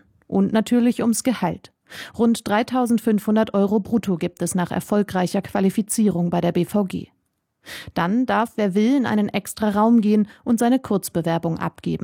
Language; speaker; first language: German; native; German